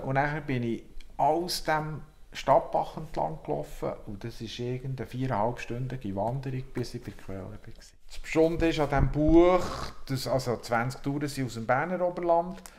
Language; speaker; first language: German; native; German